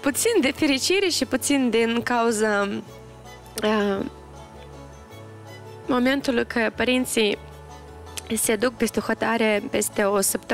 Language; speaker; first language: Romanian; non-native, local second language; Russian